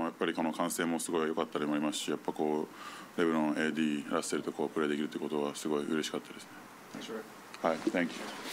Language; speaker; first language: Japanese; native; Japanese